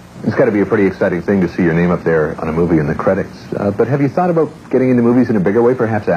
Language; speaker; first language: English; native; English